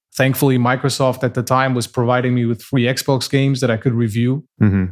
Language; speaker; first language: English; non-native, fluent; Portuguese